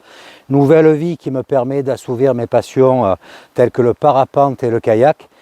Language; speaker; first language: French; native; French